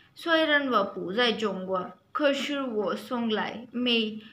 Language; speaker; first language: Chinese; non-native, learner; Urdu